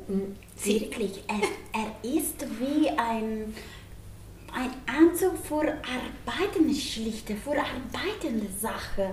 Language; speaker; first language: German; non-native, learner; Italian